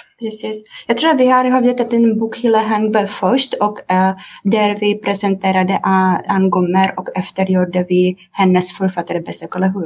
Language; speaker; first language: Swedish; non-native, fluent; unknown